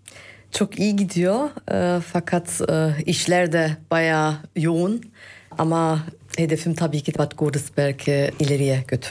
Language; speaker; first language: Turkish; early bilingual, heritage; Turkish